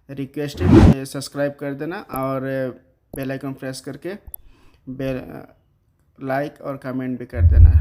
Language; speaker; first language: Hindi; non-native, local second language; Bangla